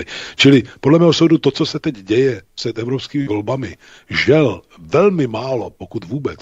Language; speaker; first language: Czech; native; Czech